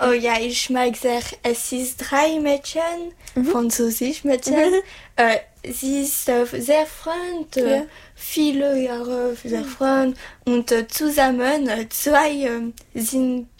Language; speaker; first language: German; non-native, learner; French